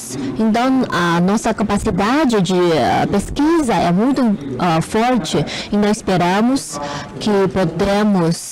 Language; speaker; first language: Portuguese; non-native, fluent; Chinese